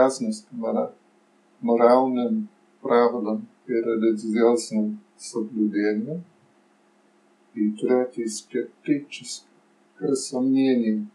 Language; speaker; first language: Russian; non-native, fluent; English